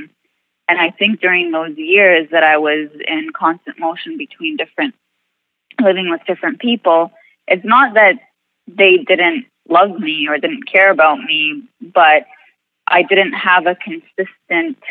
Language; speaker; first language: English; non-native, fluent; Arabic